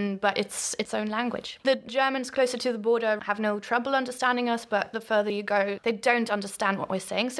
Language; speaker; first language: English; non-native, fluent; Luxembourgish